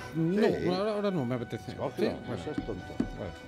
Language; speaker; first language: Spanish; native; Spanish